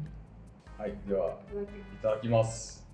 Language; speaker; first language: Japanese; non-native, fluent; English